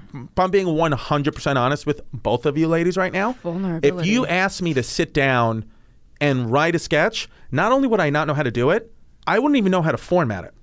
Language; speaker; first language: English; native; English